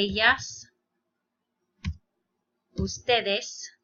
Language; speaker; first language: Spanish; non-native, fluent; English